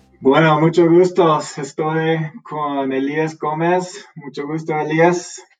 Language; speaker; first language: Spanish; non-native, learner; English